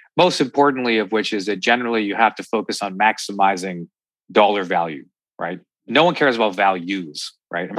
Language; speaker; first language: English; native; English